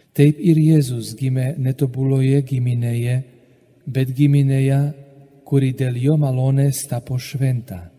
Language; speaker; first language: Lithuanian; non-native, fluent; Slovak